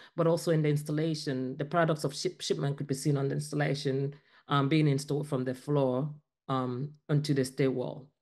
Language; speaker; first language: English; non-native, local second language; Ibibio